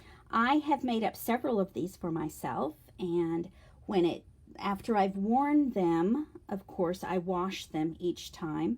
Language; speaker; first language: English; native; English